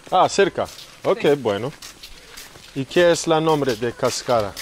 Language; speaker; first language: Spanish; non-native, learner; English